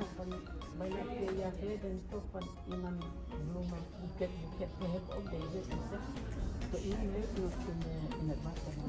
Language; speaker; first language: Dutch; non-native, learner; Indonesian